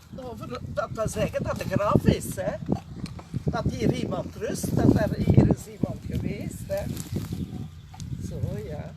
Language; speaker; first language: Dutch; native; Dutch